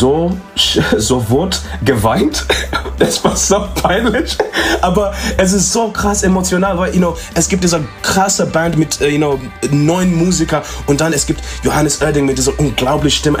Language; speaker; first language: German; non-native, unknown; English